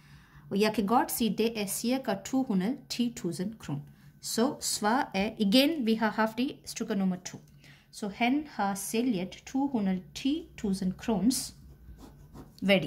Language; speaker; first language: Danish; non-native, fluent; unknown